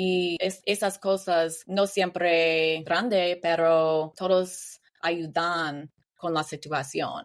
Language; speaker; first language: Spanish; non-native, learner; English